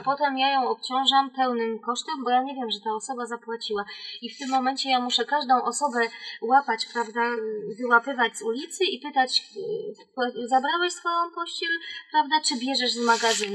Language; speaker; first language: Polish; native; Polish